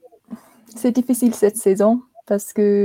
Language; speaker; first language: French; non-native, learner; English